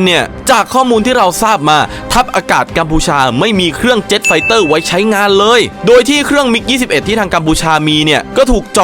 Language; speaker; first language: Thai; native; Thai